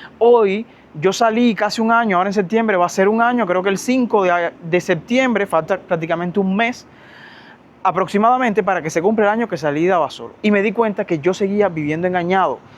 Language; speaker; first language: Spanish; native; Spanish